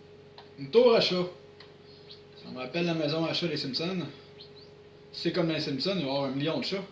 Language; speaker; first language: French; native; French